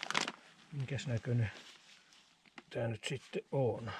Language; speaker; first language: Finnish; native; Finnish